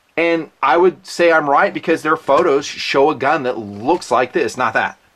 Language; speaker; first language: English; native; English